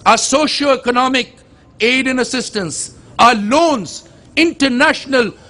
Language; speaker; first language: English; non-native, local second language; Urdu